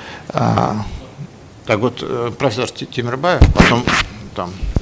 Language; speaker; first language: Russian; native; Russian